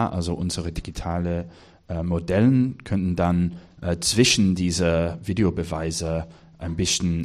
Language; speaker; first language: German; non-native, learner; English